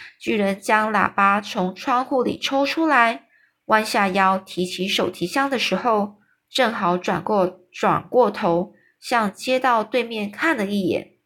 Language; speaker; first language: Chinese; native; Chinese